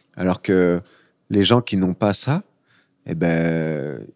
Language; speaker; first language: French; native; French